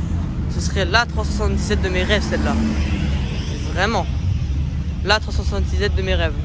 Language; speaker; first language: French; native; French